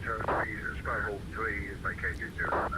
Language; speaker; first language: English; native; English